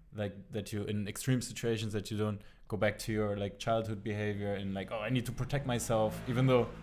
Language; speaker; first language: English; non-native, fluent; German